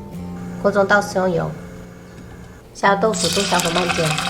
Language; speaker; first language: Chinese; native; Chinese